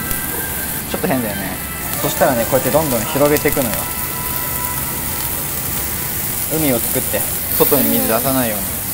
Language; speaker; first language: Japanese; native; Japanese